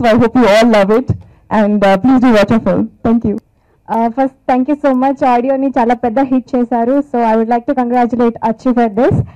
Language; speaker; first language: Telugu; non-native, learner; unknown